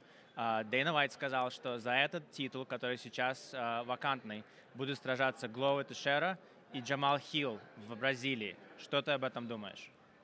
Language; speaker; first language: Russian; native; Russian